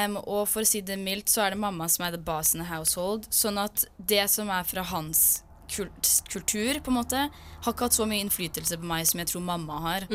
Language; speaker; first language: Norwegian; early bilingual, other home language; English